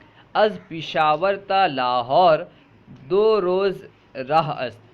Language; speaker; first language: Persian; non-native, fluent; Urdu